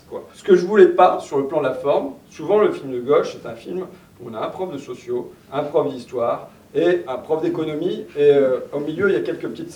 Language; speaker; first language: French; native; French